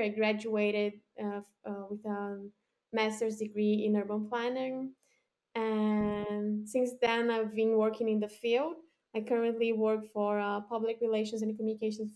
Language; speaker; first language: English; non-native, fluent; Portuguese